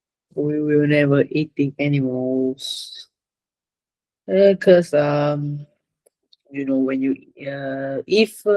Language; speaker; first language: English; non-native, learner; Vietnamese